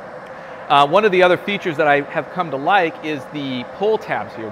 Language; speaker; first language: English; native; English